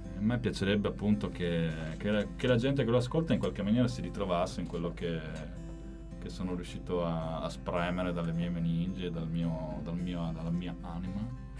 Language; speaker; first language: Italian; native; Italian